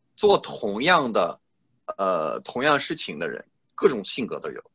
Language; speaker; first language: Chinese; non-native, fluent; French